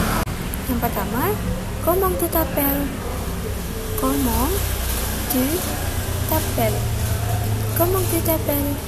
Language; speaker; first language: French; non-native, fluent; Indonesian